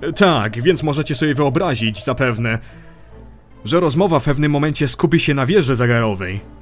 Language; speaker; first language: Polish; early bilingual, heritage; Polish